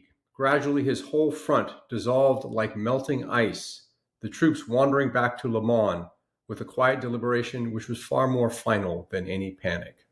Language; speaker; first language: English; native; English